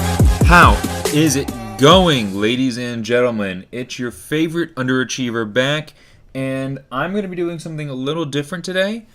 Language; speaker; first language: English; native; English